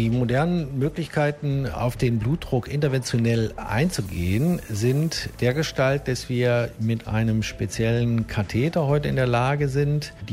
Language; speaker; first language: German; native; German